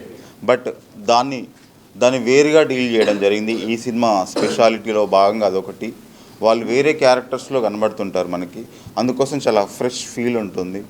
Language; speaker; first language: Telugu; native; Telugu